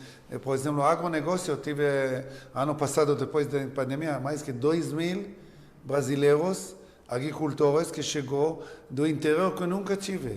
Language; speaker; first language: Portuguese; non-native, learner; Hebrew